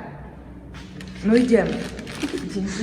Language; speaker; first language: Polish; non-native, learner; Russian